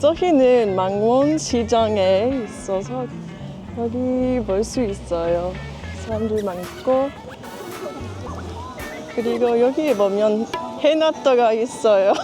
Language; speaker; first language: Korean; non-native, learner; English